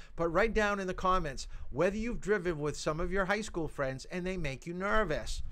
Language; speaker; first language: English; native; English